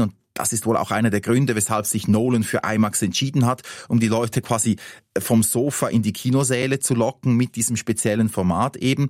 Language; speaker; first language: German; native; German